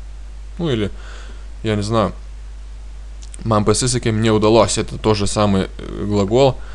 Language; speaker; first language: Russian; non-native, fluent; Lithuanian